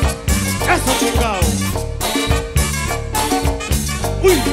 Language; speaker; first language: Spanish; native; Spanish